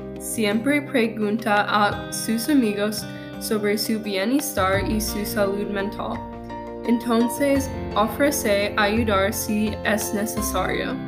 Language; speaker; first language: Spanish; non-native, learner; English